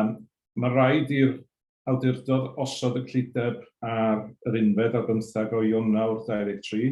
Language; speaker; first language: Welsh; native; Welsh